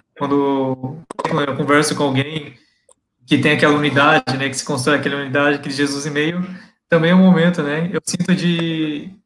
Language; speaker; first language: Portuguese; native; Portuguese